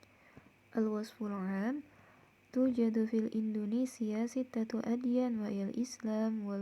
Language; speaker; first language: Arabic; non-native, fluent; Indonesian